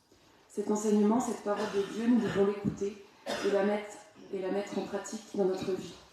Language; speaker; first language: French; native; French